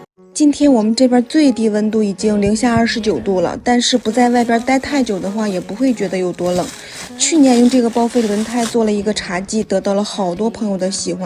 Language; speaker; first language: Chinese; native; Chinese